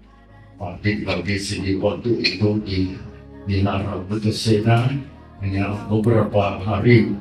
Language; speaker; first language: Indonesian; non-native, learner; Thai